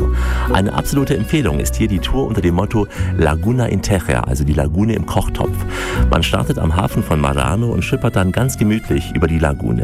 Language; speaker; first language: German; native; German